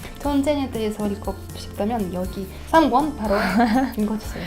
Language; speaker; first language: Korean; non-native, fluent; Russian